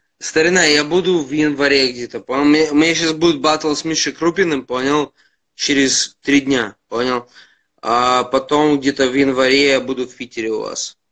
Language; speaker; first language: Russian; native; Russian